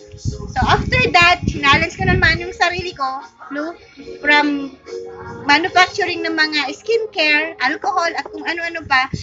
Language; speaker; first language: Filipino; native; Filipino